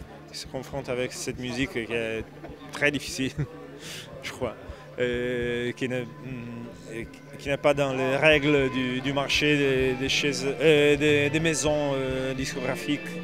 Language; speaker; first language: French; non-native, fluent; Italian